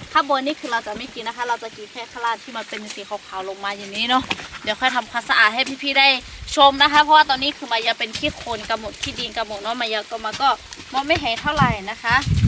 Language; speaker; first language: Thai; non-native, local second language; Lahu